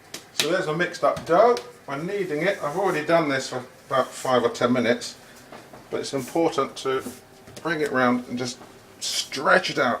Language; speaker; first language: English; native; English